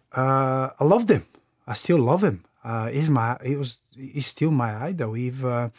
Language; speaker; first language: English; non-native, fluent; Bulgarian